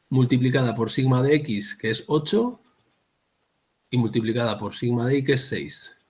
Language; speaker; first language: Spanish; native; Spanish